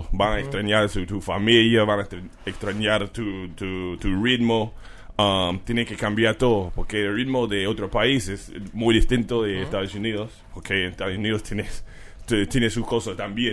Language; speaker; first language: Spanish; non-native, learner; English